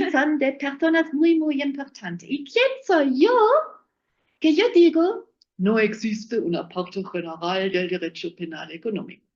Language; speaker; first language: Spanish; non-native, fluent; German